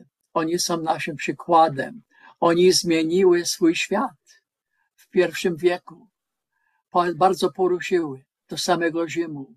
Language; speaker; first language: Polish; non-native, learner; English